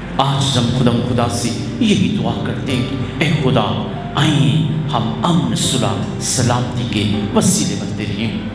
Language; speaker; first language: Urdu; non-native, local second language; Punjabi